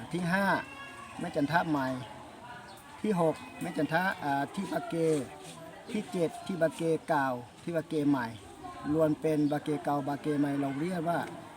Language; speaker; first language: Thai; non-native, local second language; S'gaw Karen